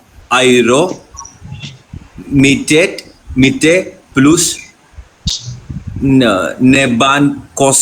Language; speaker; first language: German; non-native, learner; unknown